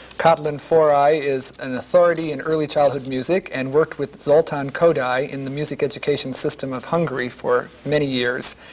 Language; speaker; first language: English; native; English